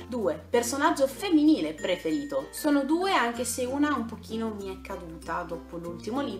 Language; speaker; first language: Italian; native; Italian